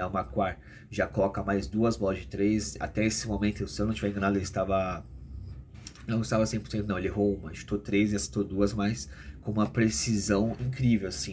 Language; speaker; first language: Portuguese; native; Portuguese